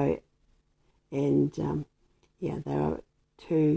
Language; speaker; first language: English; native; English